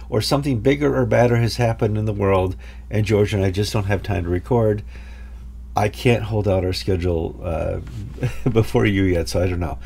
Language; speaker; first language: English; native; English